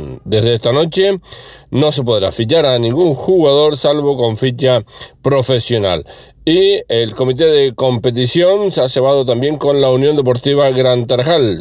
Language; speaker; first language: Spanish; native; Spanish